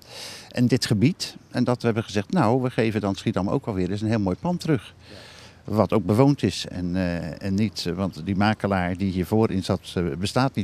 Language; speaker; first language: Dutch; native; Dutch